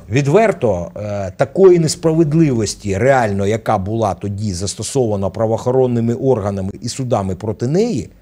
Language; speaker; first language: Ukrainian; native; Ukrainian